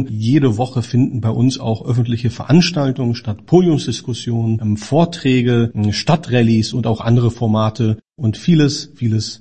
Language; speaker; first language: German; native; German